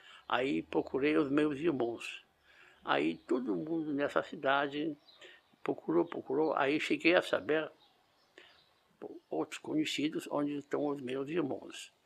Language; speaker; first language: Portuguese; non-native, fluent; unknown